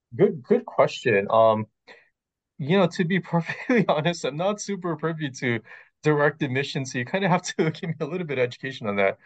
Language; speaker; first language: English; native; English